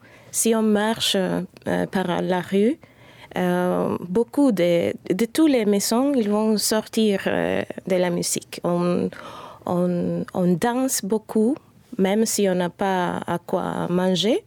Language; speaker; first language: French; non-native, fluent; Spanish